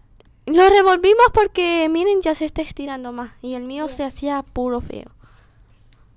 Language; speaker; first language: Spanish; native; Spanish